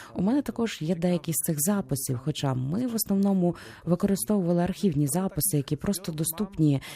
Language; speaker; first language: Ukrainian; native; Ukrainian